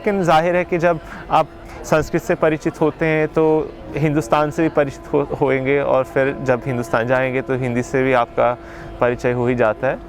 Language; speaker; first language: Hindi; native; Hindi